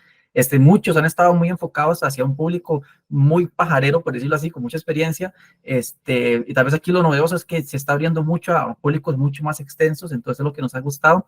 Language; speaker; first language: Spanish; native; Spanish